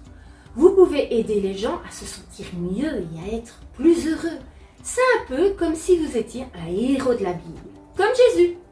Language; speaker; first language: French; native; French